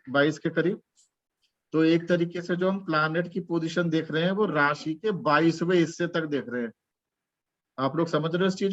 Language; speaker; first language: Hindi; native; Hindi